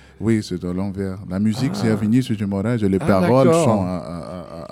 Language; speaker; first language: French; non-native, learner; Portuguese